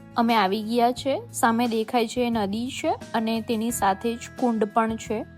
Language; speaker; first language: Gujarati; native; Gujarati